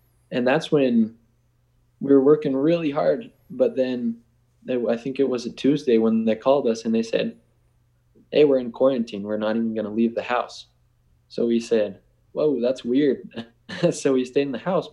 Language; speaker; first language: English; native; English